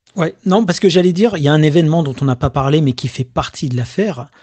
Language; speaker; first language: French; native; French